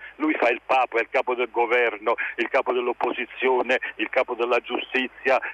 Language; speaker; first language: Italian; native; Italian